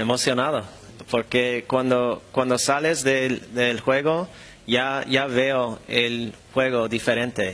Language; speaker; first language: Spanish; non-native, fluent; English